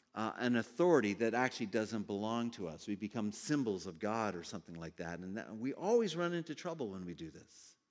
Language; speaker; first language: English; native; English